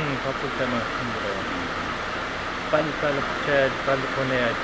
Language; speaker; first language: Korean; non-native, learner; Kyrgyz